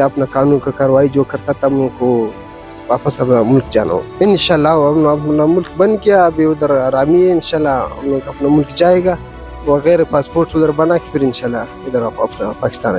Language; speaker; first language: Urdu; non-native, learner; Pashto